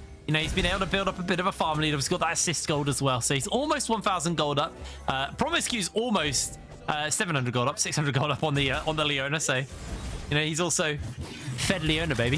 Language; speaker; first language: English; native; English